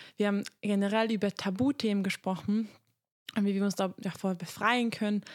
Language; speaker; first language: German; non-native, fluent; Hungarian